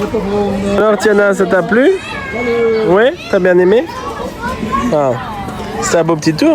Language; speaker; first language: French; native; French